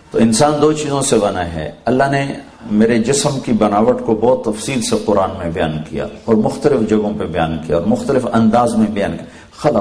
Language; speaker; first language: Urdu; non-native, local second language; Punjabi